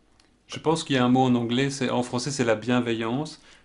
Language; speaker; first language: French; native; French